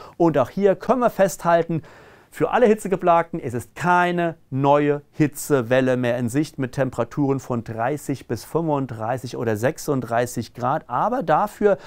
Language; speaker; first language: German; native; German